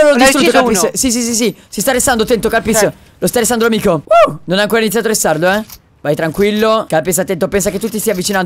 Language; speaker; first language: Italian; native; Italian